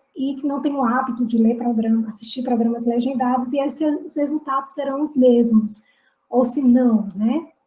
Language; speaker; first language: Portuguese; native; Portuguese